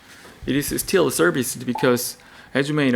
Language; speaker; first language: English; non-native, learner; Korean